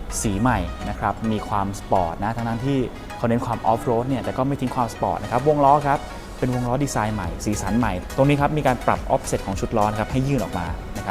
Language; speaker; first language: Thai; native; Thai